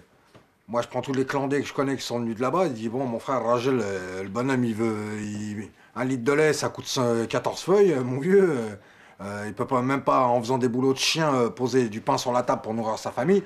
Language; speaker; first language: French; early bilingual, other home language; Arabic